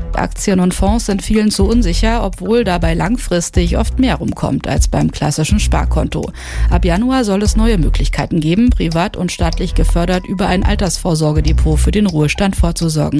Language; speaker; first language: German; native; German